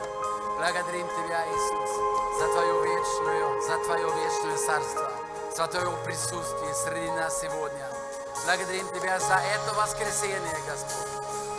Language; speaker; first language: Russian; non-native, fluent; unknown